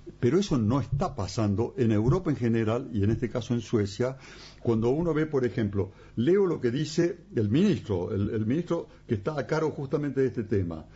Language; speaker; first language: Spanish; native; Spanish